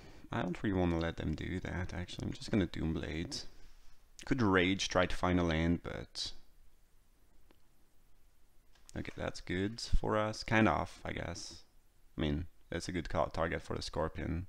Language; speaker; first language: English; non-native, fluent; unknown